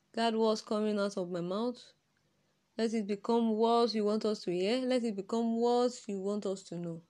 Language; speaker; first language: English; non-native, local second language; Yoruba